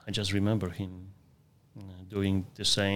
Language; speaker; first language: English; non-native, fluent; Polish